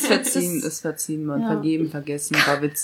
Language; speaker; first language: German; early bilingual, other home language; Russian